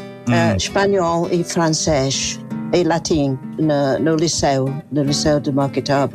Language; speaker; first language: Portuguese; non-native, fluent; English